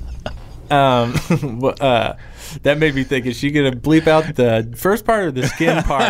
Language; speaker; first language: English; native; English